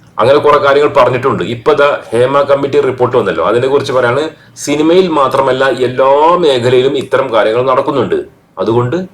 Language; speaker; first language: Malayalam; native; Malayalam